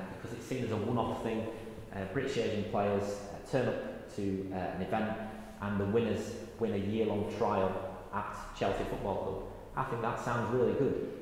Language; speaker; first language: English; native; English